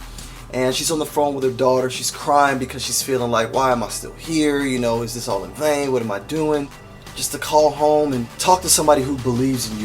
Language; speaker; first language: English; native; English